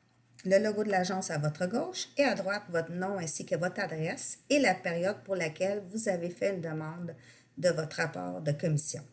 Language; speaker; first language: French; native; French